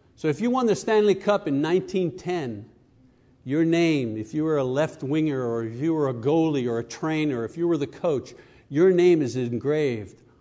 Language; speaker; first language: English; native; English